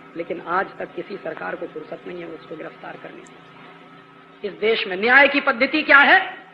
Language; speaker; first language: Hindi; native; Hindi